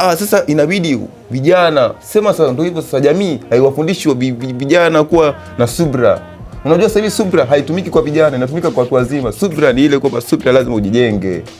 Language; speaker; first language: Swahili; native; Swahili